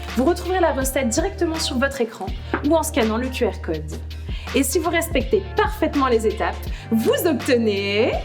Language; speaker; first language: French; native; French